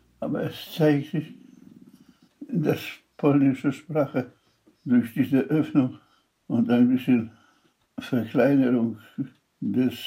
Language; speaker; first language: German; non-native, fluent; Polish